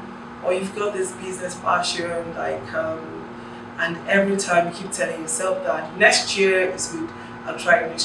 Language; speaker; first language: English; non-native, local second language; Yoruba